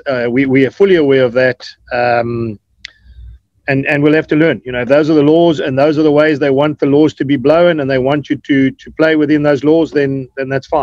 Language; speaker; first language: English; native; English